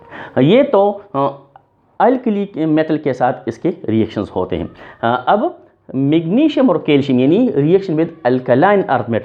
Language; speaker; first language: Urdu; non-native, local second language; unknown